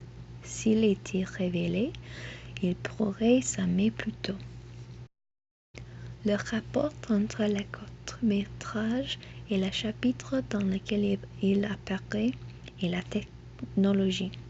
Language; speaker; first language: French; non-native, learner; English